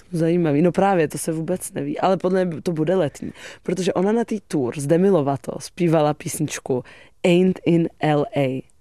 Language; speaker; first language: Czech; native; Czech